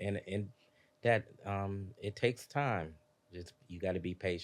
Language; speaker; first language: English; native; English